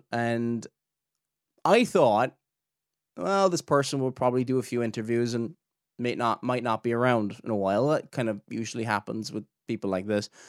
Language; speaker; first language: English; native; English